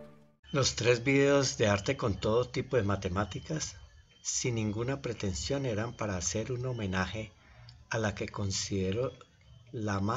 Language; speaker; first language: Spanish; native; Spanish